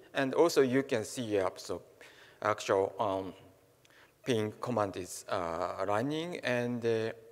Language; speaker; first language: English; non-native, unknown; Japanese